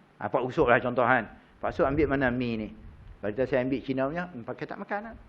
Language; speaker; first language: Malay; native; Malay